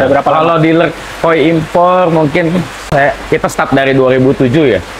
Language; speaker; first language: Indonesian; native; Indonesian